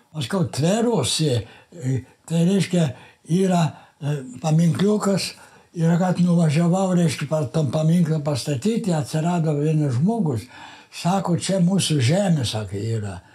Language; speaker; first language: Lithuanian; non-native, local second language; Yiddish